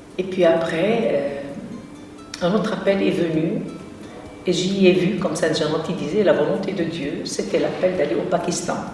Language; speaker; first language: French; non-native, local second language; Arabic